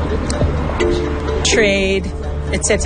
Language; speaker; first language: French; non-native, local second language; English